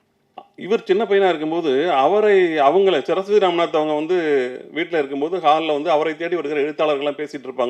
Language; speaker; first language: Tamil; native; Tamil